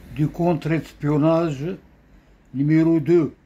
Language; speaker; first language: French; non-native, local second language; Arabic